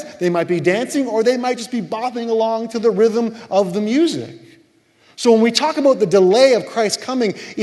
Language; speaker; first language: English; native; English